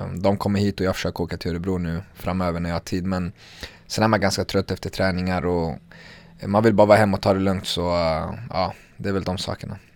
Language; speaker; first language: Swedish; early bilingual, other home language; Kurdish